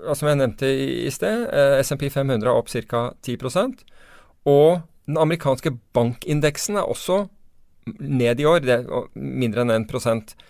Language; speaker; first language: Norwegian; non-native, fluent; English